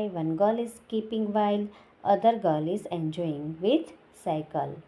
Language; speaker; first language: English; non-native, local second language; Gujarati